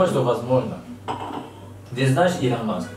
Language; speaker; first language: Russian; non-native, learner; Chinese